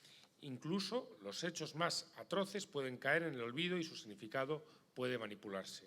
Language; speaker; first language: Spanish; native; Spanish